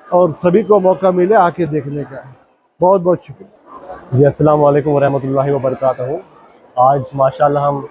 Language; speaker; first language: Urdu; native; Urdu